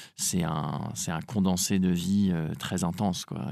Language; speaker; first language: French; native; French